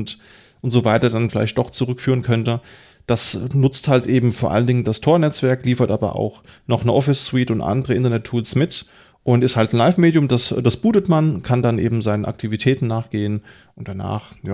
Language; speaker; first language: German; native; German